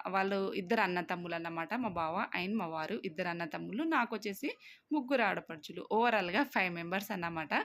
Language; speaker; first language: Telugu; non-native, local second language; Lambadi